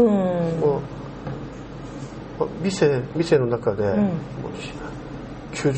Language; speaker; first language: Japanese; non-native, learner; Korean